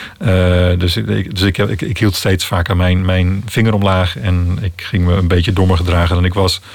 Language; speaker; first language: Dutch; native; Dutch